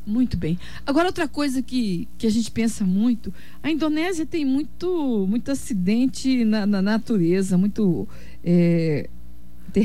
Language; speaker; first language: Portuguese; native; Portuguese